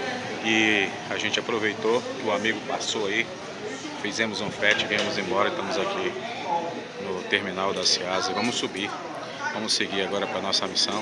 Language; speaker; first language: Portuguese; native; Portuguese